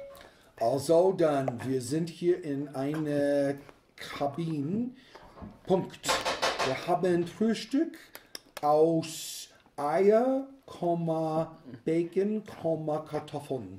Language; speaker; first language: German; non-native, learner; English